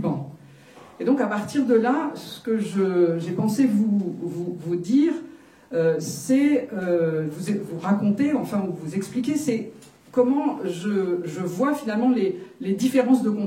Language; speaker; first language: French; native; French